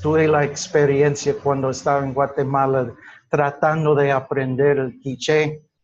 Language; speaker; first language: Spanish; non-native, fluent; English